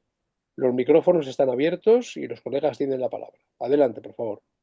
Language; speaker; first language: Spanish; native; Spanish